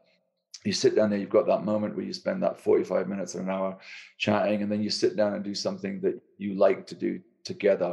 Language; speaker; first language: English; native; English